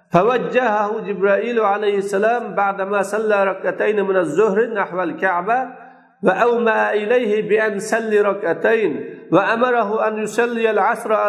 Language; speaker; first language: Arabic; non-native, fluent; Uzbek